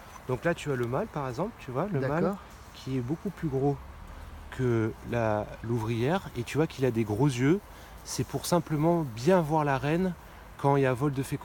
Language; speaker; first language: French; native; French